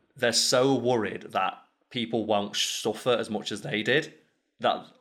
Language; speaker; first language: English; native; English